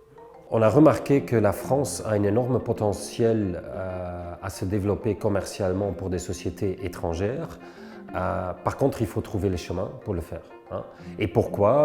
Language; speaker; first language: French; non-native, local second language; Dutch